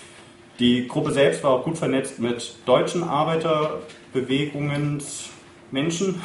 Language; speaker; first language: German; native; German